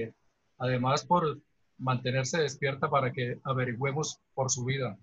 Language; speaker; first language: Spanish; native; Spanish